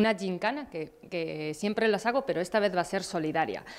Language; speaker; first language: Spanish; native; Spanish